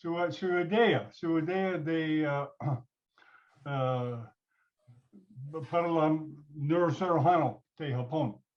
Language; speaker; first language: Spanish; non-native, learner; English